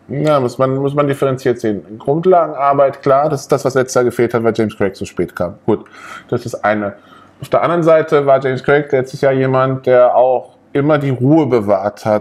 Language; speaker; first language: German; native; German